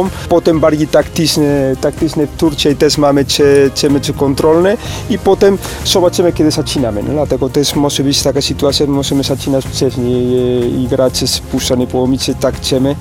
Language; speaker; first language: Polish; non-native, learner; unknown